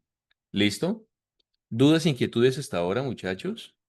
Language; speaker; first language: Spanish; native; Spanish